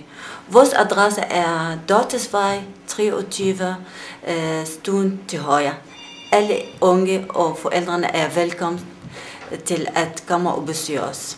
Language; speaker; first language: Danish; non-native, fluent; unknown